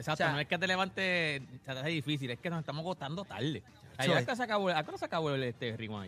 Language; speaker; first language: Spanish; native; Spanish